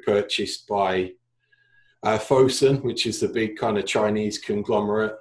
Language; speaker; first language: English; native; English